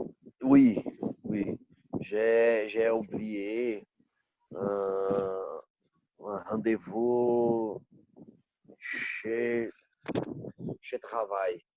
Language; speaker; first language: French; non-native, learner; Portuguese